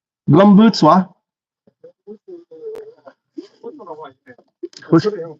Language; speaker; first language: Japanese; non-native, learner; English